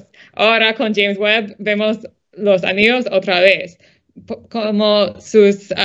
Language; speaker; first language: Spanish; non-native, fluent; English